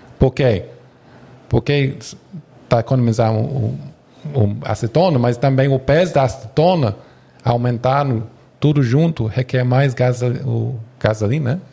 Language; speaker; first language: Portuguese; non-native, fluent; English